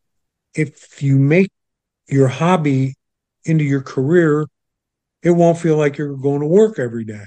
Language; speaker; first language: English; native; English